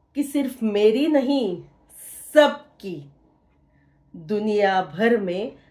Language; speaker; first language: Hindi; non-native, local second language; Marathi